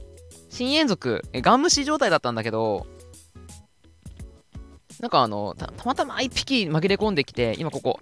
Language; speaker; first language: Japanese; native; Japanese